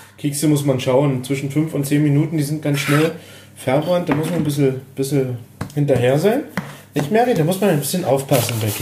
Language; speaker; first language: German; native; German